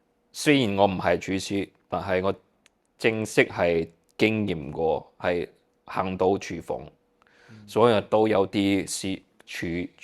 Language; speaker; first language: Cantonese; early bilingual, heritage; Cantonese